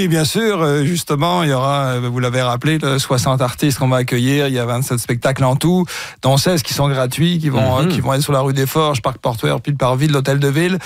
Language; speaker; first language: French; native; French